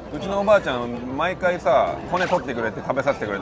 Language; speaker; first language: Japanese; native; Japanese